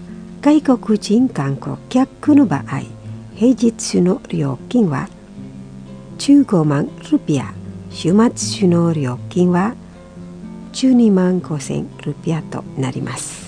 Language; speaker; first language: Japanese; non-native, fluent; Indonesian